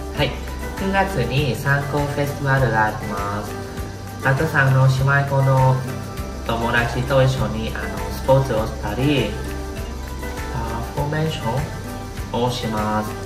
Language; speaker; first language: Japanese; non-native, learner; Vietnamese